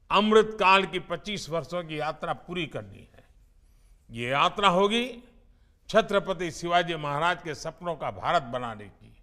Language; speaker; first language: Hindi; non-native, local second language; Gujarati